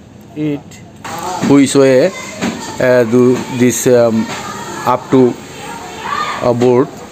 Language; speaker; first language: English; non-native, learner; Bangla